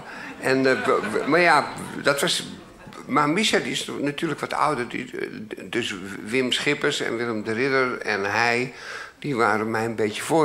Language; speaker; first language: Dutch; native; Dutch